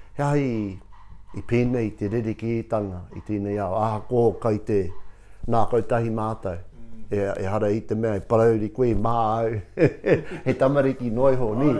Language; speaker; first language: Māori; non-native, local second language; English